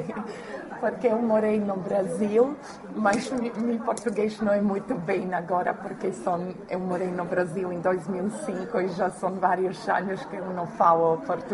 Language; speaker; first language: Portuguese; non-native, learner; Croatian